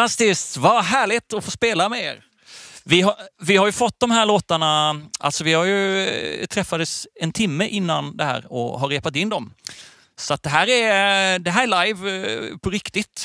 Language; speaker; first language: Swedish; native; Swedish